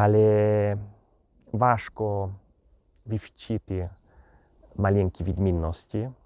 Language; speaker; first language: Ukrainian; non-native, fluent; Hungarian